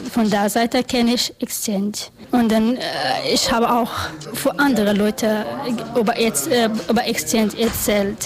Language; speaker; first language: German; non-native, learner; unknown